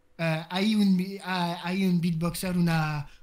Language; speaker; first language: Spanish; non-native, learner; French